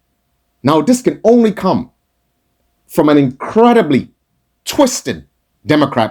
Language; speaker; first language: English; native; English